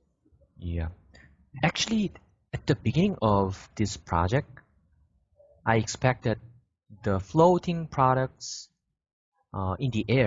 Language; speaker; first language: English; non-native, fluent; Korean